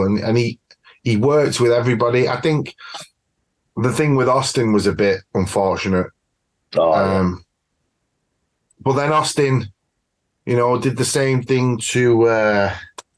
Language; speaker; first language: English; native; English